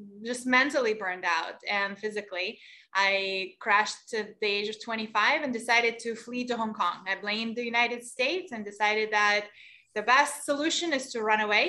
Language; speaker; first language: English; non-native, fluent; Russian